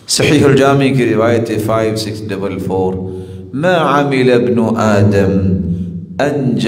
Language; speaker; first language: Urdu; non-native, local second language; Punjabi